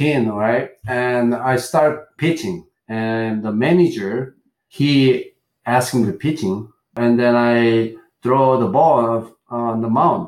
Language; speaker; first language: English; non-native, learner; Korean